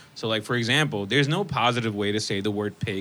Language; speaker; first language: English; non-native, local second language; Urdu